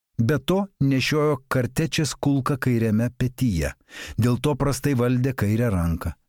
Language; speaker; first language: Lithuanian; native; Lithuanian